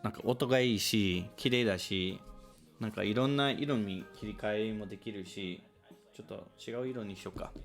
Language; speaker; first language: Japanese; non-native, fluent; English